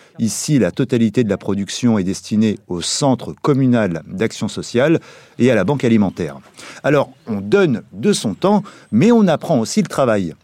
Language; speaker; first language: French; native; French